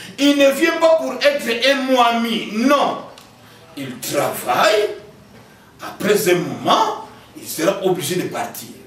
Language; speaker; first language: French; non-native, local second language; Kongo